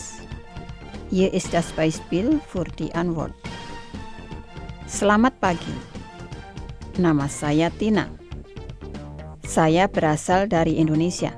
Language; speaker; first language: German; non-native, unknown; Indonesian